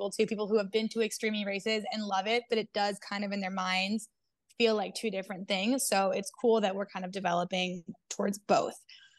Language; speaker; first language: English; native; English